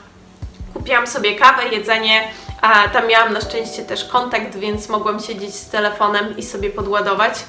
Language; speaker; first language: Polish; native; Polish